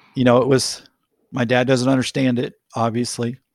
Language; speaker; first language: English; native; English